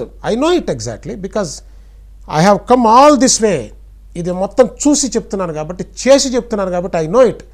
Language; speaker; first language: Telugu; native; Telugu